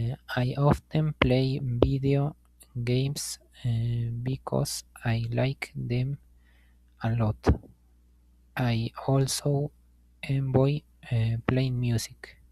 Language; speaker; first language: English; non-native, learner; Spanish